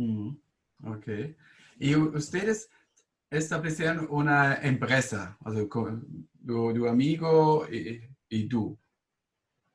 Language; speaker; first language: Spanish; non-native, fluent; German